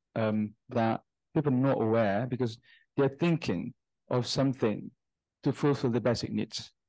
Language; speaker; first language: English; non-native, fluent; Indonesian